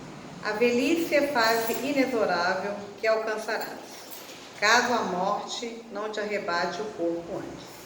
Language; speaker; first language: Portuguese; native; Portuguese